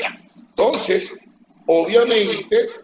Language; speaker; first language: Spanish; native; Spanish